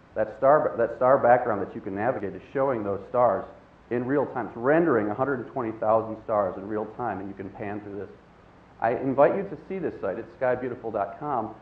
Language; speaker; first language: English; native; English